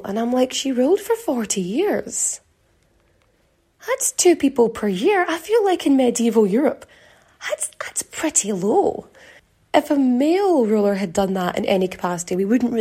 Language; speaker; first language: English; native; English